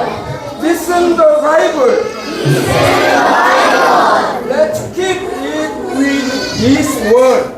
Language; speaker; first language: English; non-native, learner; Korean